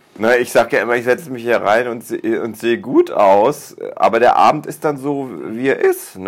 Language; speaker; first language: German; native; German